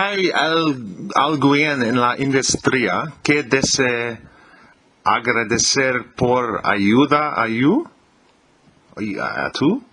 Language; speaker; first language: Spanish; non-native, learner; English